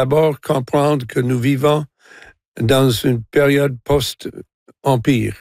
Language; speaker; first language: French; non-native, fluent; English